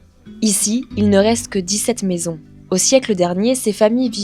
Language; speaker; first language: French; native; French